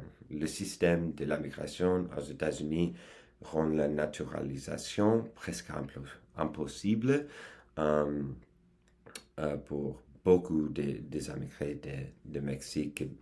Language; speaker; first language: French; non-native, learner; English